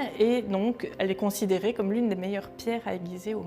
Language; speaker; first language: French; native; French